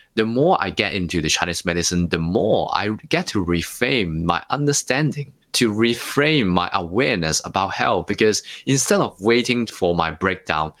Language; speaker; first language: English; non-native, local second language; Cantonese